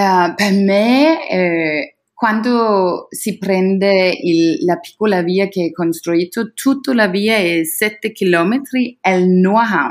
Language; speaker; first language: Italian; non-native, learner; Danish